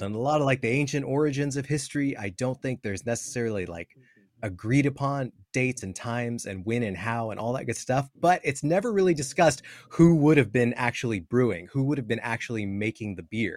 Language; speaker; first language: English; native; English